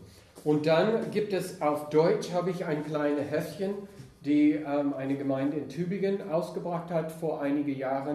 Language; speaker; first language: German; non-native, fluent; English